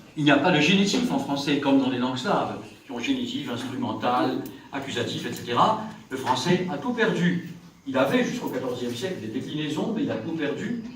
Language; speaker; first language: French; native; French